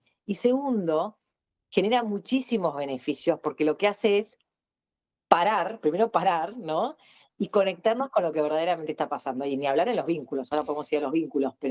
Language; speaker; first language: Spanish; native; Spanish